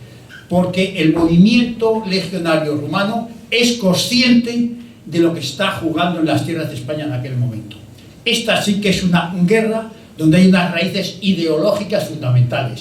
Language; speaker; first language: Spanish; native; Spanish